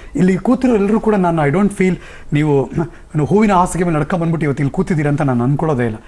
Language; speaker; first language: Kannada; native; Kannada